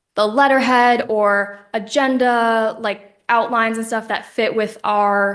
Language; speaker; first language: English; native; English